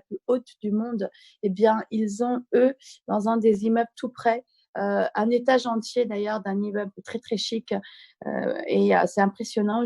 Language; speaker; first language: French; native; French